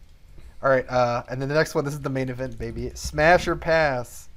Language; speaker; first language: English; native; English